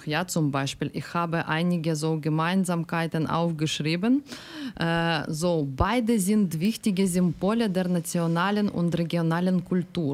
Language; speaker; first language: German; non-native, learner; Ukrainian